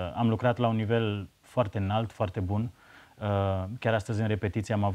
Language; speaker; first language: Romanian; native; Romanian